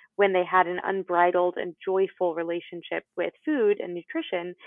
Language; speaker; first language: English; native; English